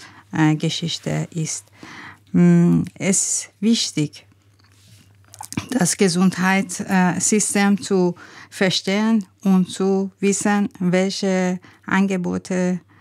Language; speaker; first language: German; non-native, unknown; Persian